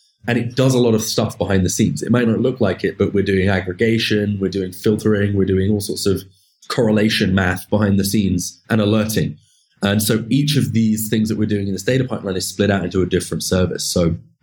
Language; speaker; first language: English; native; English